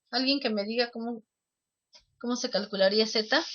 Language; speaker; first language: Spanish; native; Spanish